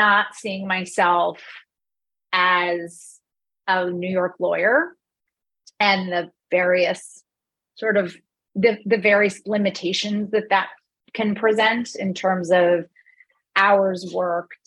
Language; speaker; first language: English; native; English